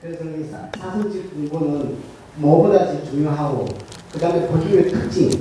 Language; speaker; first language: Korean; non-native, learner; Tibetan